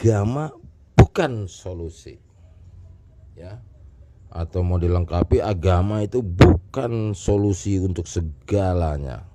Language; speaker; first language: Indonesian; native; Indonesian